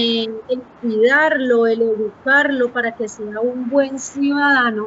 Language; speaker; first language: Spanish; native; Spanish